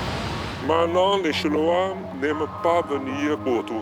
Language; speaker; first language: French; non-native, learner; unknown